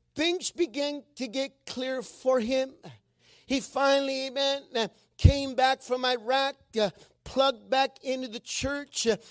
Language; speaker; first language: English; non-native, fluent; Spanish